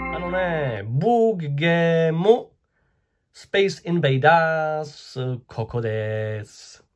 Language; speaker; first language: Japanese; non-native, learner; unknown